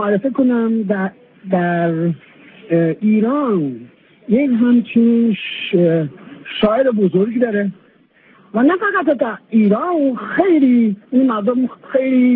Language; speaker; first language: Persian; non-native, fluent; Chinese